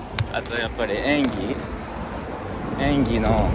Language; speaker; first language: Japanese; non-native, learner; English